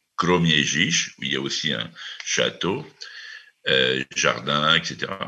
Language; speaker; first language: French; native; French